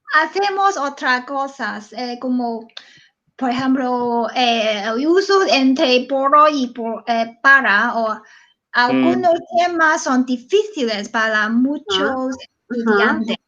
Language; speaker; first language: Spanish; non-native, learner; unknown